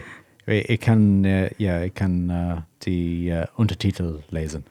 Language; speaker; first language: German; non-native, learner; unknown